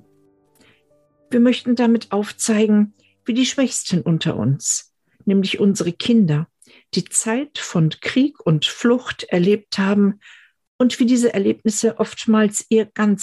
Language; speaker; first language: German; native; German